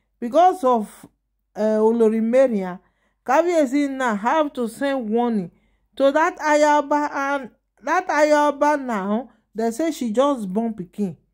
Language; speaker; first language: Nigerian Pidgin; non-native, local second language; Yoruba